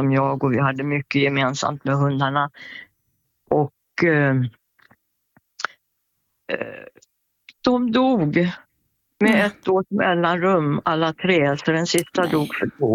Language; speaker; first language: Swedish; native; Swedish